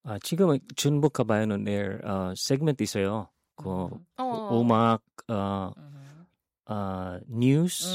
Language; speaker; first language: Korean; non-native, learner; Filipino